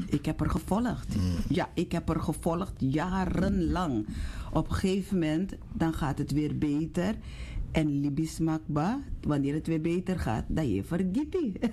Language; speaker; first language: Dutch; native; Dutch